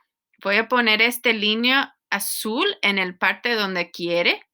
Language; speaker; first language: Spanish; non-native, learner; English